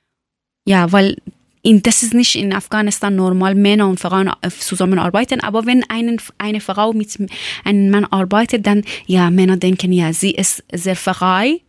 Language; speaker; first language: German; non-native, learner; Persian